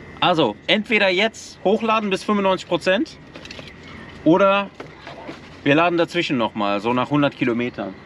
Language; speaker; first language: German; early bilingual, other home language; Turkish